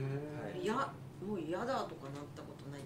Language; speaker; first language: Japanese; native; Japanese